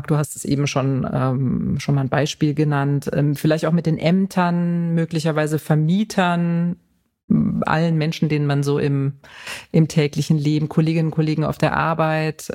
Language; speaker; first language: German; native; German